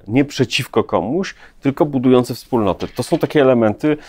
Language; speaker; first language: Polish; native; Polish